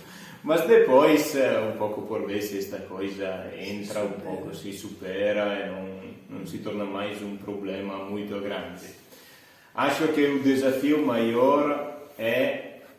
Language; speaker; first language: Portuguese; non-native, fluent; Italian